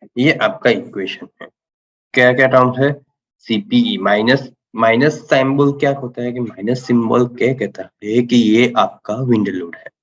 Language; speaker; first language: Hindi; non-native, local second language; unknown